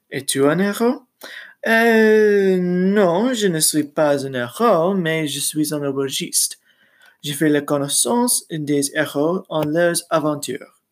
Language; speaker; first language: French; non-native, learner; English